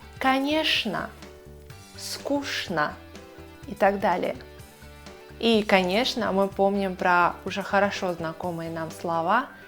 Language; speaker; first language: Russian; native; Russian